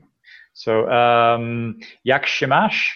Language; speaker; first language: Polish; non-native, learner; English